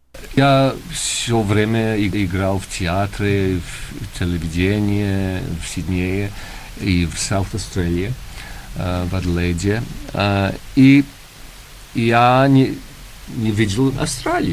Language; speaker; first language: Russian; early bilingual, heritage; Russian